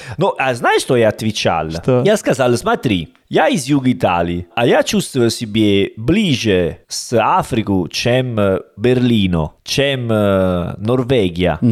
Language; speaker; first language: Russian; non-native, learner; Italian